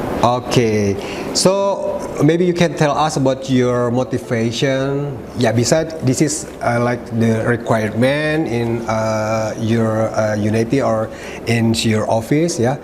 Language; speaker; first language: English; non-native, learner; Indonesian